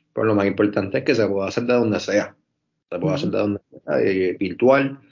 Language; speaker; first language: Spanish; native; Spanish